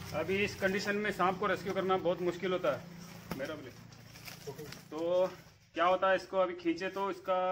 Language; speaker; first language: Hindi; non-native, local second language; Urdu